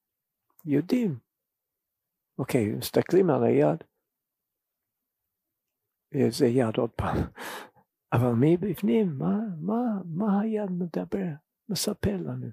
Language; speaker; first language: Hebrew; non-native, fluent; English